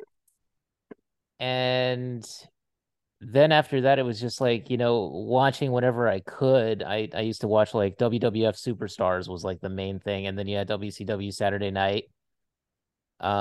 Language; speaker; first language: English; native; English